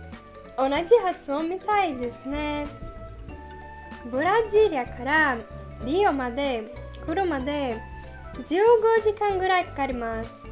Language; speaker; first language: Japanese; non-native, learner; Portuguese